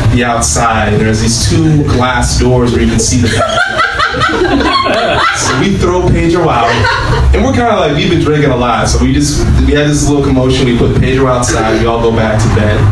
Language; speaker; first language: English; native; English